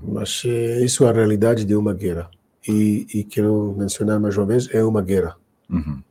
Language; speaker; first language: Portuguese; non-native, learner; Hebrew